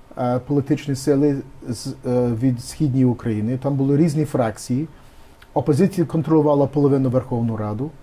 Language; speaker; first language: Ukrainian; early bilingual, heritage; Ukrainian